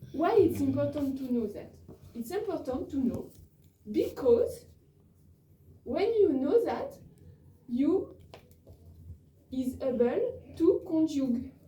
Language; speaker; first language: English; non-native, learner; French